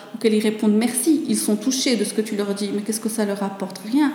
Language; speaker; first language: French; native; French